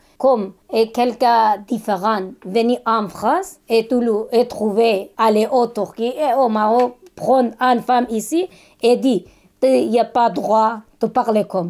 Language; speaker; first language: French; non-native, learner; Kurdish